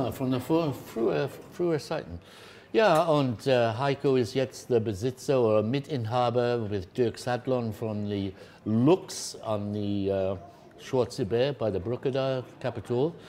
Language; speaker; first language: German; non-native, learner; English